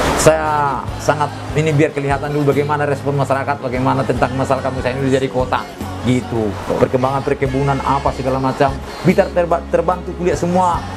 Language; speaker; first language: Indonesian; non-native, local second language; Batak Toba